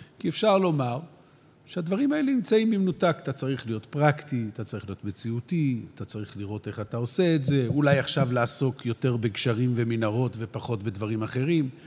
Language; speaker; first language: Hebrew; native; Hebrew